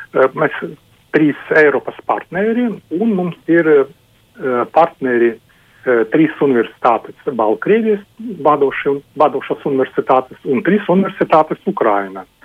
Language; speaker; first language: Latvian; non-native, local second language; Russian